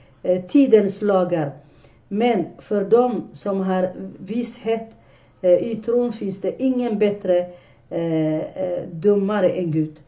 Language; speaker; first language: Swedish; non-native, fluent; Arabic